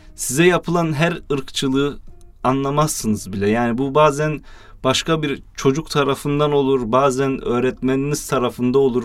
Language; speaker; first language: Turkish; early bilingual, heritage; Turkish